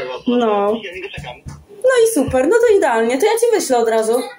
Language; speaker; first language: Polish; native; Polish